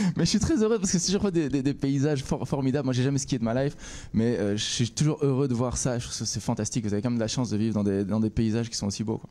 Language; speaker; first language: French; native; French